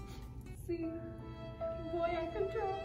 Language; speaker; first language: Spanish; non-native, learner; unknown